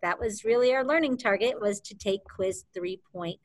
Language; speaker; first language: English; native; English